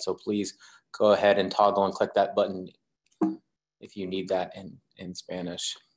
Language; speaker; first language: English; native; English